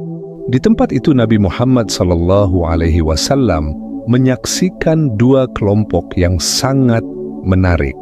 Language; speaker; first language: Indonesian; native; Indonesian